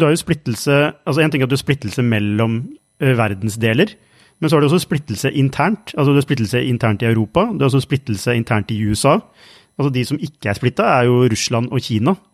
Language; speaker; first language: Norwegian; native; Norwegian